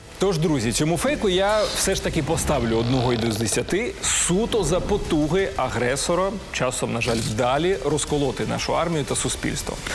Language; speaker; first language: Ukrainian; native; Ukrainian